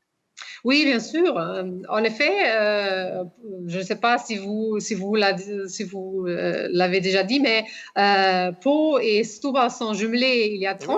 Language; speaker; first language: French; non-native, fluent; Portuguese